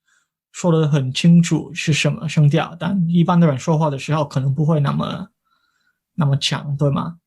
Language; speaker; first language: Chinese; non-native, fluent; English